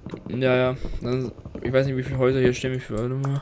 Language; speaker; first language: German; native; German